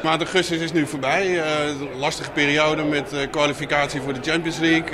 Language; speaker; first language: Dutch; native; Dutch